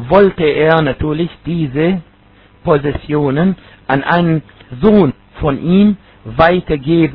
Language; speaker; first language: German; non-native, fluent; Arabic